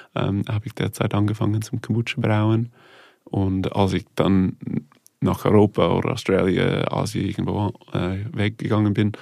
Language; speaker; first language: German; non-native, fluent; English